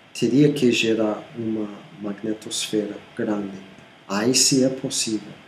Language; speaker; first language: Portuguese; non-native, fluent; English